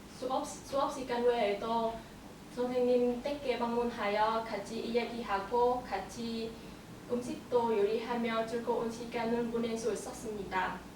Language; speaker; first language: Korean; non-native, learner; Vietnamese